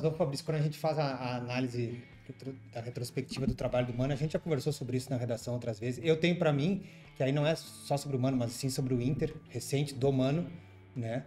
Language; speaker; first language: Portuguese; native; Portuguese